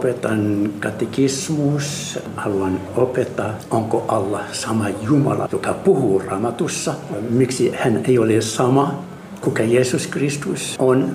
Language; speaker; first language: Finnish; non-native, fluent; Arabic